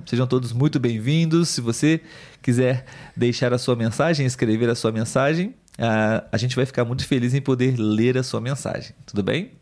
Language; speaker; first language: Portuguese; native; Portuguese